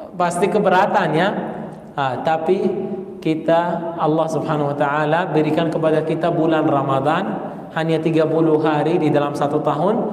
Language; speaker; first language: Indonesian; non-native, fluent; Arabic